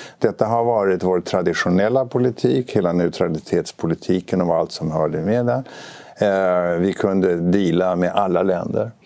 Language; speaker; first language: Swedish; native; Swedish